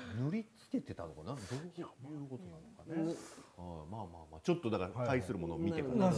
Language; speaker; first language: Japanese; native; Japanese